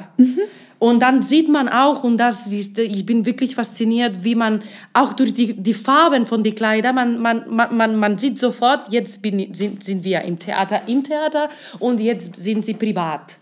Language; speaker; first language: German; non-native, fluent; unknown